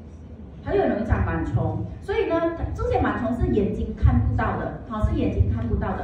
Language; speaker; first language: Chinese; native; Chinese